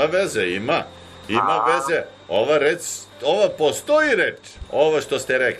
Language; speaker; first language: Serbian; native; Serbian